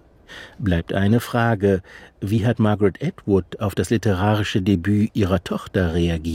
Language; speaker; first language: German; native; German